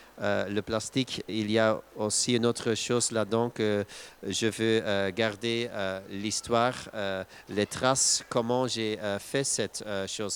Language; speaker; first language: French; non-native, local second language; Dutch